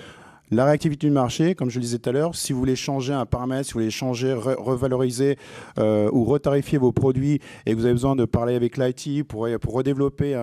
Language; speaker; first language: French; native; French